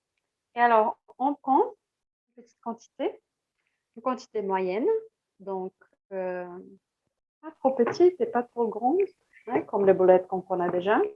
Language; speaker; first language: French; non-native, fluent; Portuguese